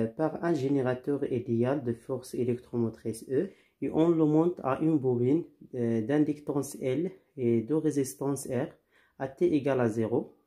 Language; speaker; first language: French; non-native, local second language; Arabic